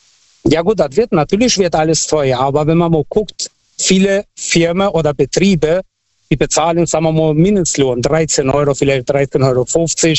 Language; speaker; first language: German; non-native, fluent; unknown